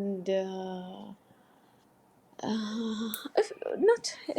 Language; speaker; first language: English; non-native, learner; Arabic